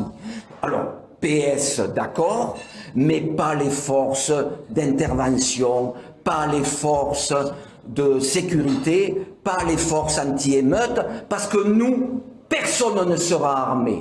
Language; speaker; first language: French; native; French